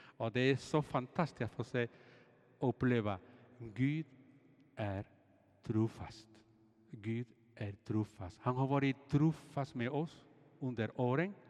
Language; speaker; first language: Swedish; non-native, fluent; Spanish